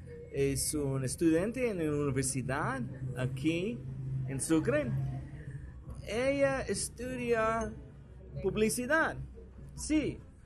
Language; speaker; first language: Spanish; non-native, learner; English